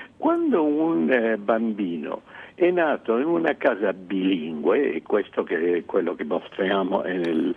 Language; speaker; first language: Italian; non-native, fluent; Spanish